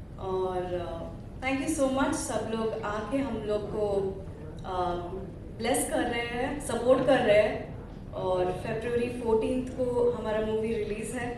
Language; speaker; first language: Hindi; non-native, local second language; Kannada